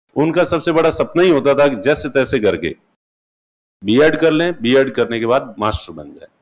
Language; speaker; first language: Hindi; non-native, local second language; Marwari